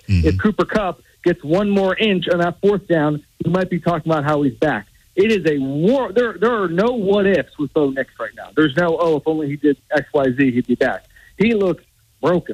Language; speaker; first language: English; native; English